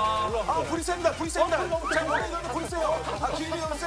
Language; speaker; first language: Korean; native; Korean